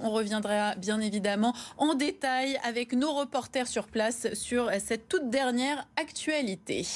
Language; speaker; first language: French; native; French